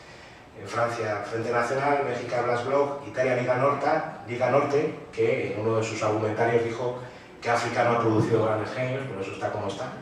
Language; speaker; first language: Spanish; native; Spanish